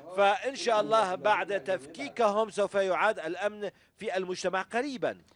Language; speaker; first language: Arabic; non-native, fluent; Persian